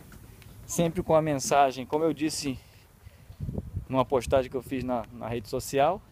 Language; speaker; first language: Portuguese; native; Portuguese